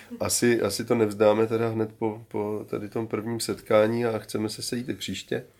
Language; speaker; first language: Czech; native; Czech